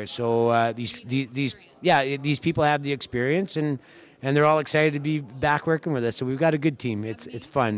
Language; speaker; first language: English; native; English